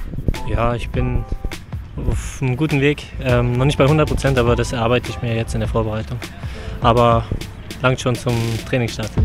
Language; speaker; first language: German; native; German